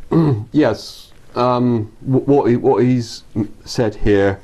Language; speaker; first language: English; native; English